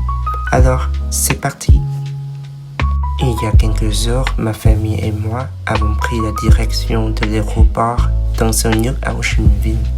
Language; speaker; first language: French; non-native, fluent; Vietnamese